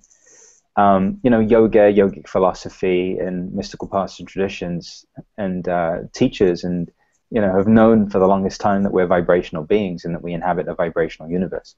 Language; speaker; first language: English; native; English